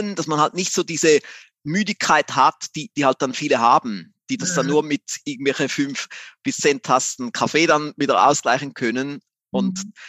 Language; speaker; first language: German; native; German